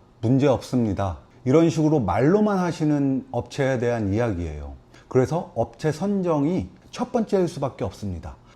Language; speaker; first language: Korean; native; Korean